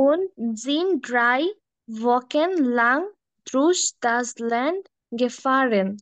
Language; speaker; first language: German; non-native, learner; Bangla